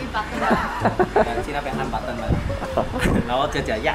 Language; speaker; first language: Chinese; native; Chinese